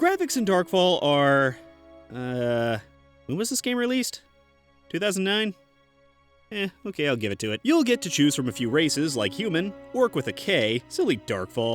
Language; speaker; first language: English; native; English